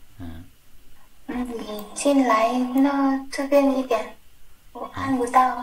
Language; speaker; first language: Chinese; non-native, learner; Vietnamese